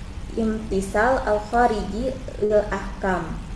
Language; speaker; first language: Arabic; non-native, learner; Indonesian